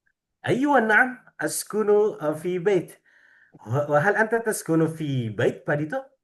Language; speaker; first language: Arabic; non-native, fluent; Indonesian